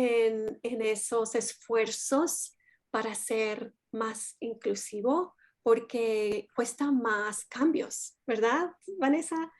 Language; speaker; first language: Spanish; non-native, fluent; English